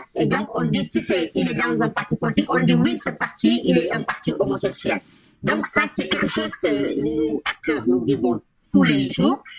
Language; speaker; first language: French; non-native, local second language; Wolof